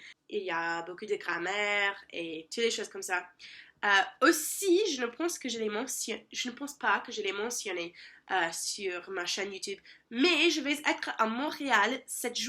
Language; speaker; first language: French; non-native, learner; English